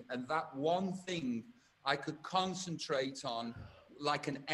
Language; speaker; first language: English; native; English